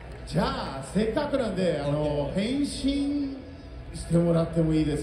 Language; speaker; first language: Japanese; non-native, fluent; Portuguese